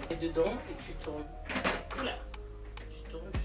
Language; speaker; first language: French; native; French